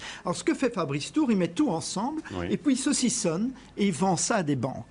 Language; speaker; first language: French; native; French